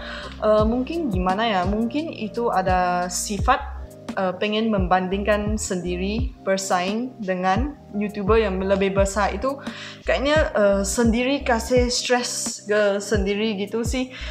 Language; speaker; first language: Indonesian; non-native, fluent; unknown